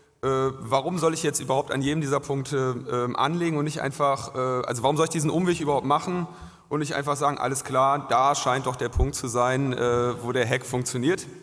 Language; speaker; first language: German; native; German